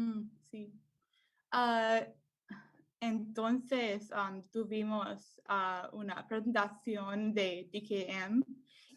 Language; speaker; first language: Spanish; non-native, learner; English